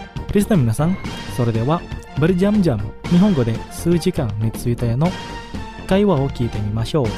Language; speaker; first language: Japanese; non-native, fluent; Indonesian